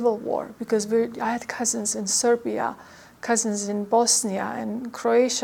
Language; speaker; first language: English; non-native, fluent; Croatian